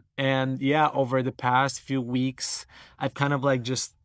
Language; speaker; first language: English; non-native, fluent; Romanian